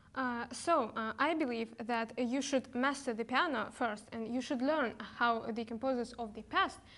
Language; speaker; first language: English; non-native, fluent; Russian